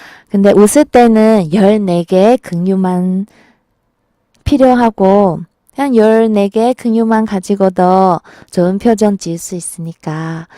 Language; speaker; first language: Korean; non-native, fluent; Chinese